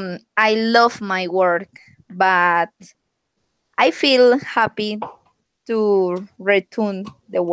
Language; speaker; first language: English; non-native, learner; Spanish